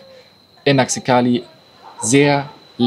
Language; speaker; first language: Indonesian; non-native, learner; German